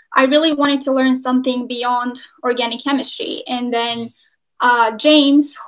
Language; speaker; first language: English; non-native, fluent; Serbian